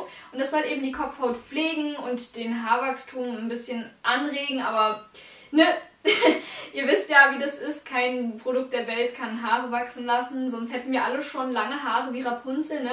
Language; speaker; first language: German; native; German